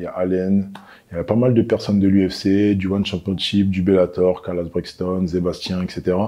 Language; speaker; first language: French; native; French